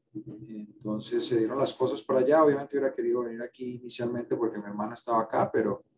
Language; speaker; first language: Spanish; native; Spanish